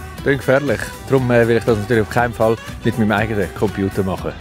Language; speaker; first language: German; native; German